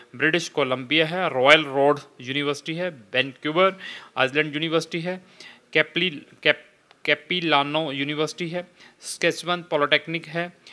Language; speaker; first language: Hindi; non-native, local second language; Punjabi